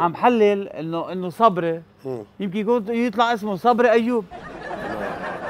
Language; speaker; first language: Arabic; native; Arabic